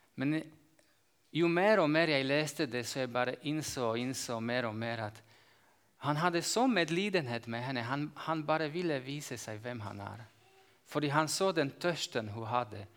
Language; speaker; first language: Norwegian; non-native, fluent; Slovak